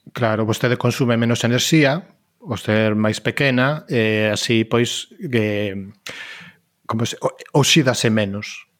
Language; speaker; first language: Galician; native; Galician